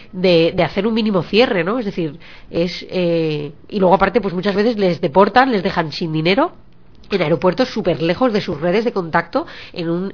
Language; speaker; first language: Spanish; native; Spanish